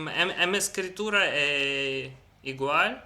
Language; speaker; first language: Portuguese; non-native, learner; Russian